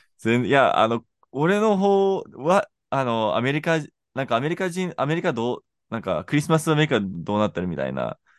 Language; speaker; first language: Japanese; non-native, fluent; English